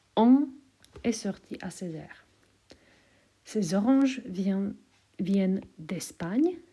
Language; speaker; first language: French; non-native, fluent; Czech